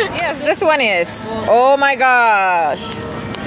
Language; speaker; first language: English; non-native, fluent; Indonesian